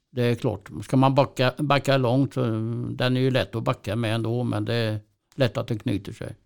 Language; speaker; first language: Swedish; native; Swedish